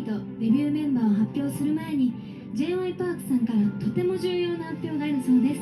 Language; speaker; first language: Japanese; native; Japanese